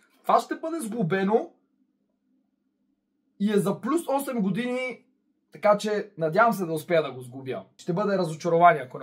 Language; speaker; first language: Bulgarian; native; Bulgarian